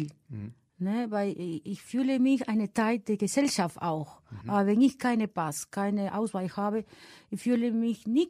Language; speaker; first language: German; non-native, fluent; Spanish